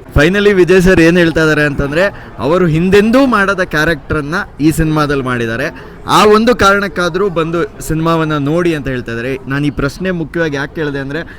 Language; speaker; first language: Kannada; native; Kannada